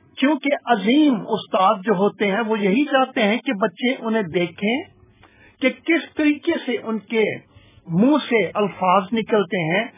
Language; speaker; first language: Urdu; non-native, local second language; Punjabi